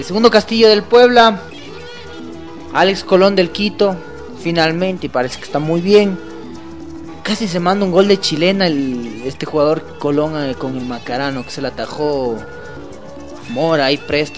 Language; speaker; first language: Spanish; native; Spanish